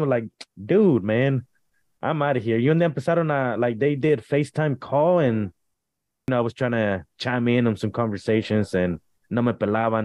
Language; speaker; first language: English; early bilingual, other home language; Spanish